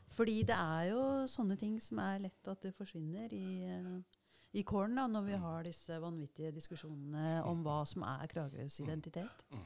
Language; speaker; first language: Norwegian; native; Norwegian